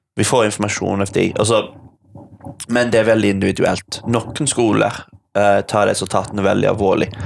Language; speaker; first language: Norwegian; non-native, fluent; English